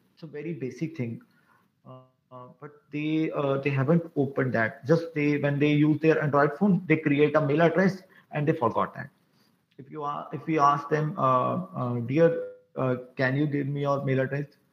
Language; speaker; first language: English; non-native, local second language; Punjabi